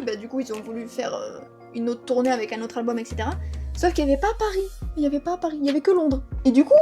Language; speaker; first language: French; native; French